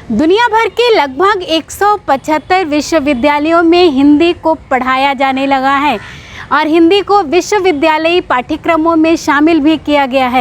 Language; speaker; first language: Hindi; native; Hindi